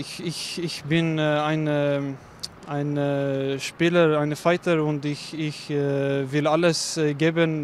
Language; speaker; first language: German; non-native, learner; Bosnian